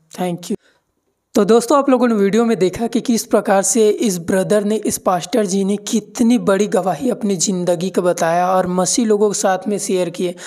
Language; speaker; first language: Hindi; native; Hindi